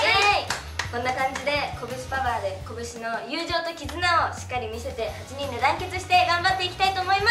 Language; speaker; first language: Japanese; native; Japanese